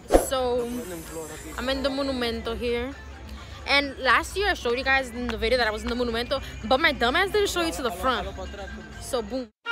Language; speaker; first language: English; early bilingual, other home language; Spanish